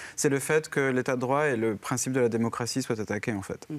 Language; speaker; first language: French; native; French